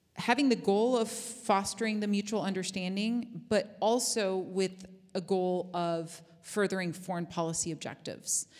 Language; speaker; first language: English; native; English